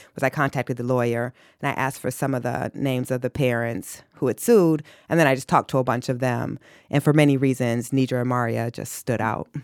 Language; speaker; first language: English; native; English